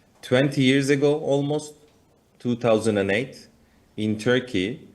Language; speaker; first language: English; non-native, fluent; Turkish